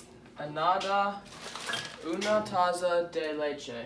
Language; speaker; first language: Spanish; non-native, learner; English